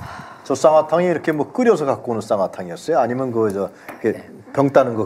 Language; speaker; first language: Korean; native; Korean